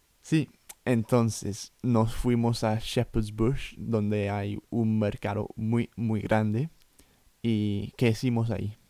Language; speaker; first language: Spanish; non-native, fluent; English